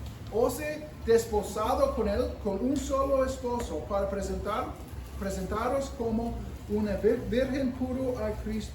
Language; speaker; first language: Spanish; non-native, fluent; English